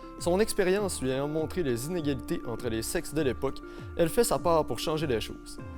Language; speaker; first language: French; native; French